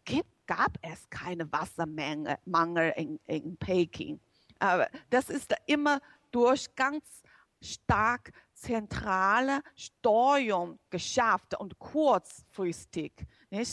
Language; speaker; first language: German; non-native, learner; Chinese